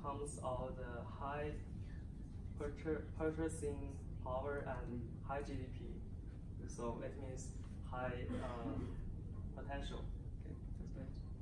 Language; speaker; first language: English; non-native, learner; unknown